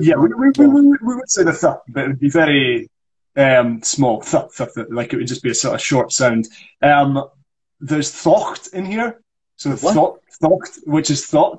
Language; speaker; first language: English; non-native, local second language; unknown